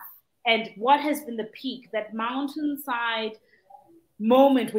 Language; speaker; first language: English; non-native, local second language; Zulu